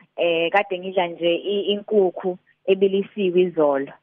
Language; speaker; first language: Zulu; native; Zulu